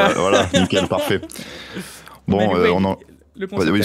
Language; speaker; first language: French; native; French